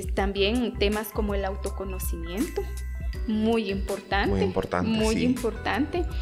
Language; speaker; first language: Spanish; non-native, local second language; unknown